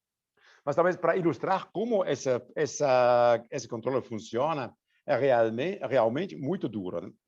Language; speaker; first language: Portuguese; non-native, fluent; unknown